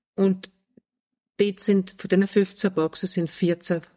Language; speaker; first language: German; non-native, fluent; Danish